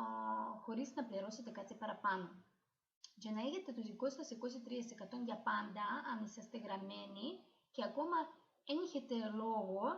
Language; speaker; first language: Greek; non-native, fluent; Russian